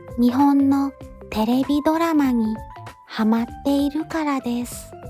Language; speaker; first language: Japanese; native; Japanese